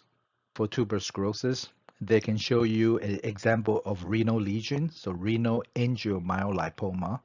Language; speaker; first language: English; non-native, fluent; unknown